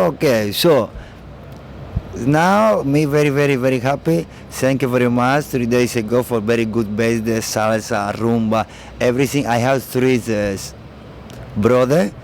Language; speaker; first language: English; non-native, learner; Spanish